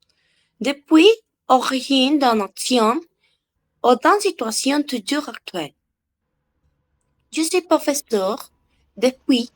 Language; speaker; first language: French; non-native, learner; Spanish